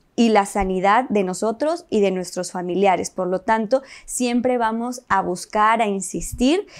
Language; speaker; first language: Spanish; native; Spanish